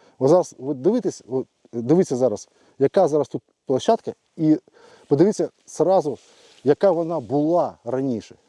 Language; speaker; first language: Ukrainian; non-native, local second language; Russian